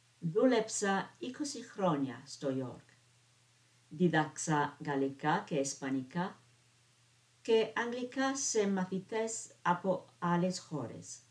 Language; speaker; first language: Greek; non-native, learner; English